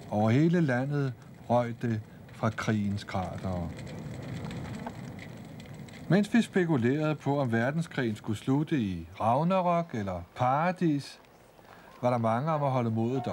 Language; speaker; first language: Danish; native; Danish